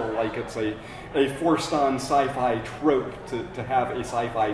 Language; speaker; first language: English; native; English